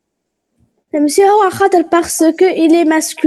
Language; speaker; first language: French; non-native, local second language; Arabic